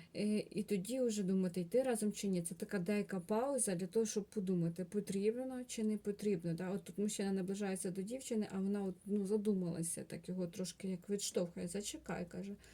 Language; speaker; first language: Ukrainian; non-native, local second language; Russian